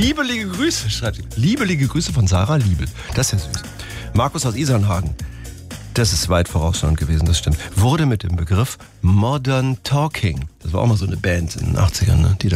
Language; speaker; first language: German; native; German